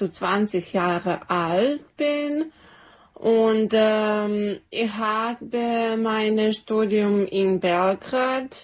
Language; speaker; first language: German; non-native, fluent; Serbian